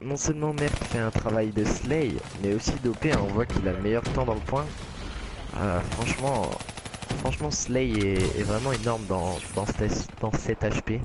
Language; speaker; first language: French; native; French